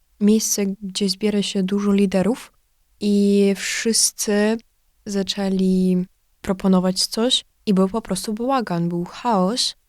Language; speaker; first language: Polish; non-native, learner; Ukrainian